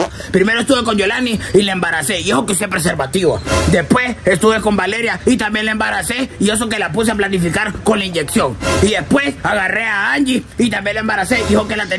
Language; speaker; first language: Spanish; native; Spanish